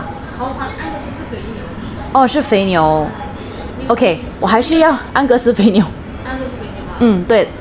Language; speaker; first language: Chinese; non-native, fluent; English